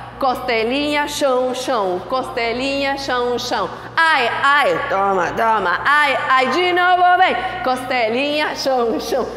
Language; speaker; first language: Portuguese; non-native, fluent; Spanish